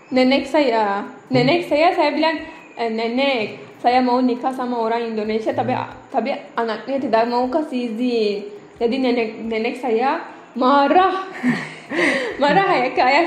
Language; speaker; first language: Indonesian; non-native, learner; Turkish